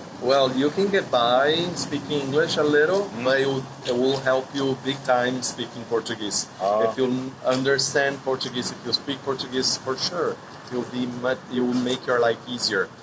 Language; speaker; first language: English; non-native, fluent; Portuguese